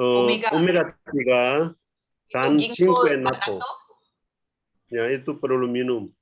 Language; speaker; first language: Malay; non-native, learner; Korean